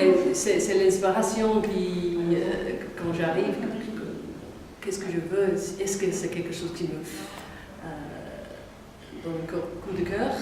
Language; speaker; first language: French; non-native, learner; English